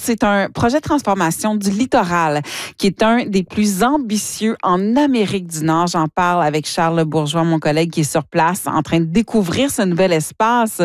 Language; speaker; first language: French; native; French